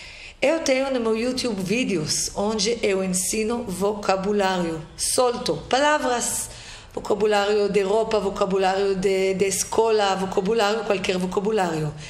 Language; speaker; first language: Portuguese; non-native, fluent; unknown